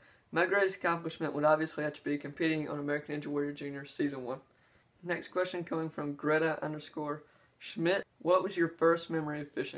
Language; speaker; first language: English; native; English